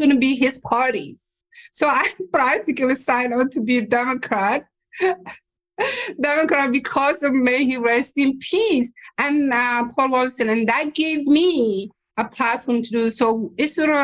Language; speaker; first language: English; non-native, fluent; Somali